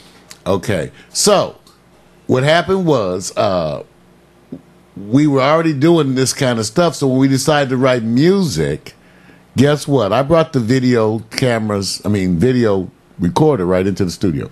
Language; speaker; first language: English; native; English